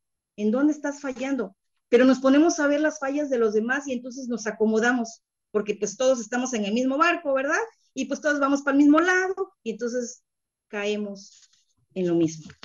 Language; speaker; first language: Spanish; native; Spanish